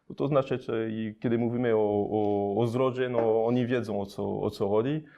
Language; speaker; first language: Polish; non-native, learner; French